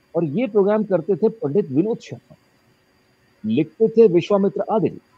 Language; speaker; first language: Hindi; native; Hindi